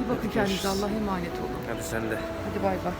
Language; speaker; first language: Turkish; native; Turkish